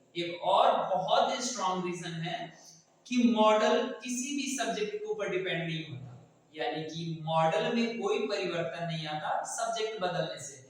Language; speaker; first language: Hindi; native; Hindi